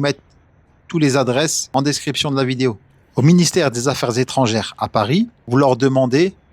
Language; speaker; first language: French; native; French